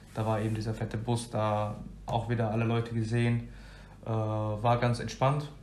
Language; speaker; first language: German; early bilingual, other home language; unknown